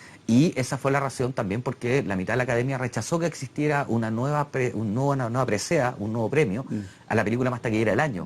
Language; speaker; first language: Spanish; native; Spanish